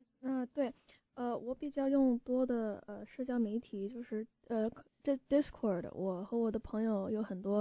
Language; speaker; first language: Chinese; early bilingual, heritage; Chinese